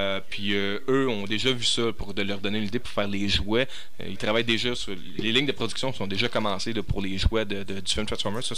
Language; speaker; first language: French; native; French